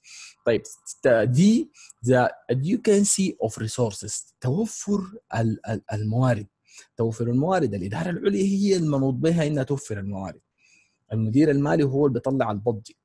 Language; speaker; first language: Arabic; native; Arabic